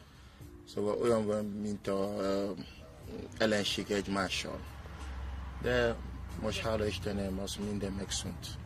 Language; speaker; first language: Hungarian; non-native, learner; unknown